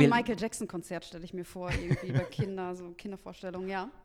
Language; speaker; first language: German; native; German